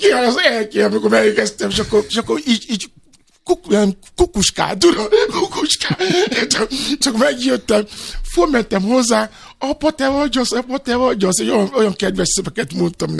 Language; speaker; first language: Hungarian; non-native, fluent; Yoruba